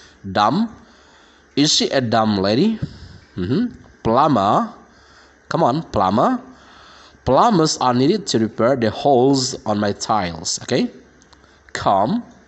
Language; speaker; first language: English; non-native, fluent; Indonesian